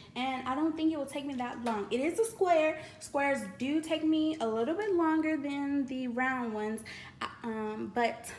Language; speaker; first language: English; native; English